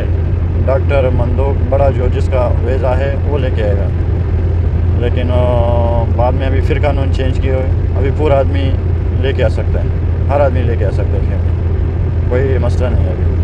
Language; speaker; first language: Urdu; non-native, local second language; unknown